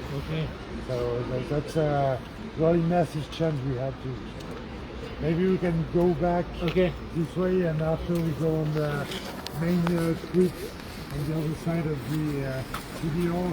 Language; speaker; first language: English; non-native, fluent; French